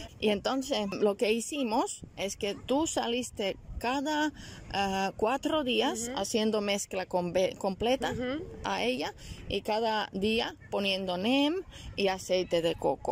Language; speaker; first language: Spanish; non-native, learner; Finnish